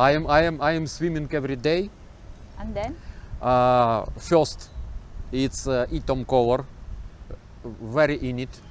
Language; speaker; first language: English; non-native, learner; Ukrainian